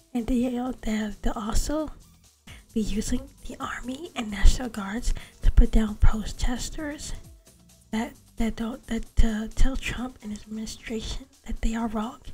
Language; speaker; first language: English; native; English